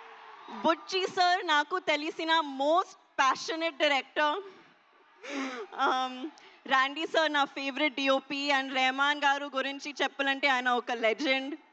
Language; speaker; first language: Telugu; non-native, learner; Hindi